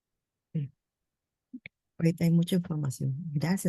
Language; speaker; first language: Spanish; native; Spanish